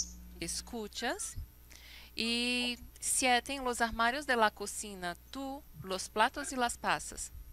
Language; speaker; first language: Spanish; non-native, fluent; Portuguese